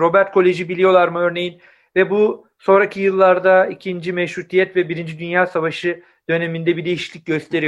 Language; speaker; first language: Turkish; native; Turkish